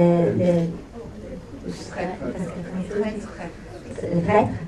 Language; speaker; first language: French; non-native, fluent; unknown